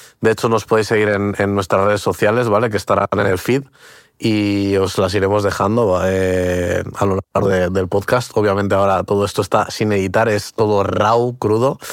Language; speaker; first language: Spanish; early bilingual, other home language; Portuguese